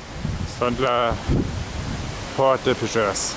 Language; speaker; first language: French; non-native, learner; German